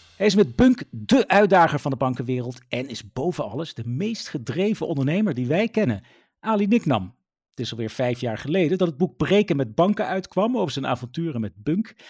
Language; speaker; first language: Dutch; native; Dutch